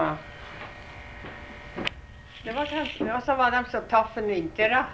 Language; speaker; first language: Norwegian; early bilingual, heritage; Norwegian